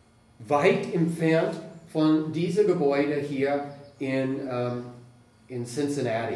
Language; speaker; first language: German; non-native, fluent; English